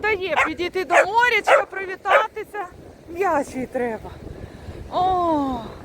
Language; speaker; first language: Ukrainian; non-native, local second language; Russian